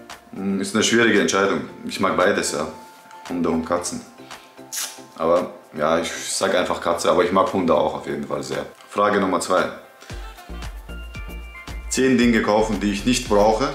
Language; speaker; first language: German; early bilingual, other home language; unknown